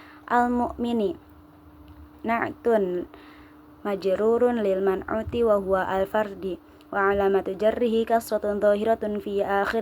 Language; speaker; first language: Arabic; non-native, learner; Indonesian